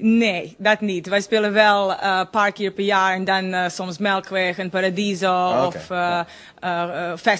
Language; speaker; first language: Dutch; non-native, fluent; Serbian